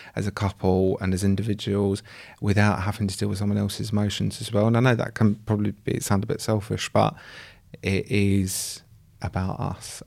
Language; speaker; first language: English; native; English